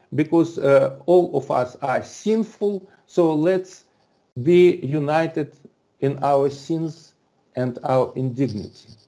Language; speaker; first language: English; non-native, fluent; Russian